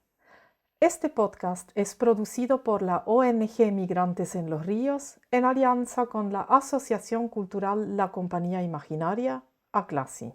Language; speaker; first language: Spanish; native; Spanish